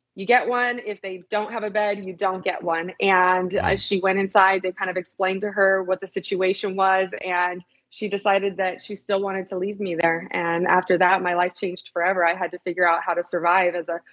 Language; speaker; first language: English; native; English